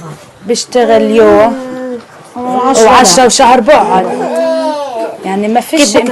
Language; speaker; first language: Arabic; native; Arabic